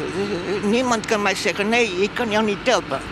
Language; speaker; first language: Dutch; non-native, fluent; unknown